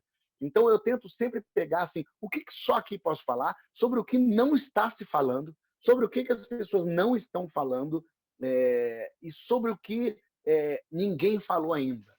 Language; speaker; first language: Portuguese; native; Portuguese